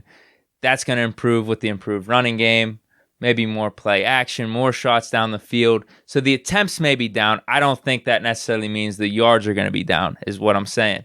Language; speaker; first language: English; native; English